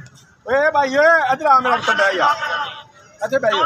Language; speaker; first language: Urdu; non-native, local second language; Punjabi